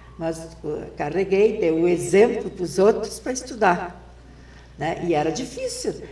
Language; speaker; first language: Portuguese; non-native, local second language; German